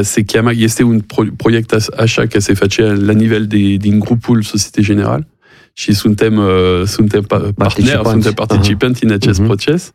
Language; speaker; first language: Romanian; non-native, learner; French